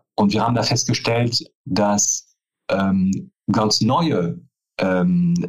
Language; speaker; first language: German; non-native, fluent; French